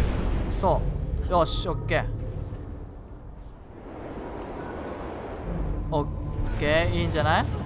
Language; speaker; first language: Japanese; native; Japanese